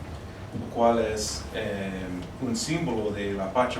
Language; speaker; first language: Spanish; non-native, fluent; English